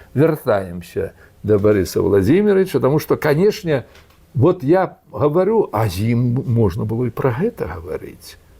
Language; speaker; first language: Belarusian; native; Belarusian